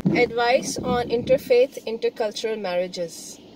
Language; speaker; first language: English; non-native, local second language; Urdu